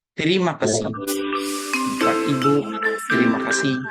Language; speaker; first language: Indonesian; non-native, learner; Filipino